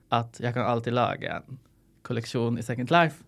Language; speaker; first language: Norwegian; non-native, fluent; Arabic